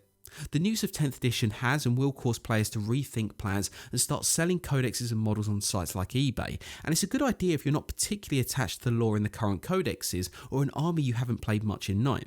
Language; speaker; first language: English; native; English